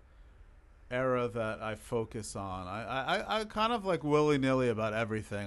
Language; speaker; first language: English; early bilingual, other home language; Hebrew